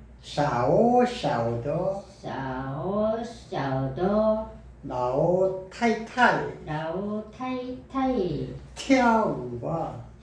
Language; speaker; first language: Chinese; non-native, learner; Korean